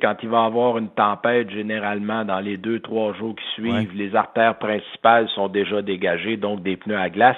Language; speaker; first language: French; native; French